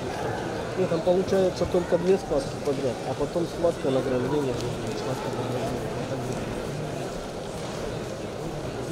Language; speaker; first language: Russian; non-native, local second language; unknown